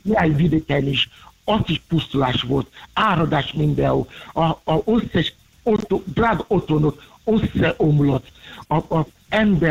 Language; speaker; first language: Hungarian; non-native, learner; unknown